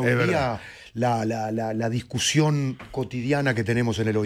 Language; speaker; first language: Spanish; native; Spanish